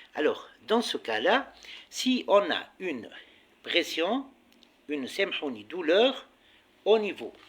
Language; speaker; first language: French; non-native, local second language; Arabic